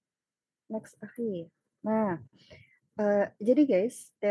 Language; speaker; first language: Indonesian; native; Indonesian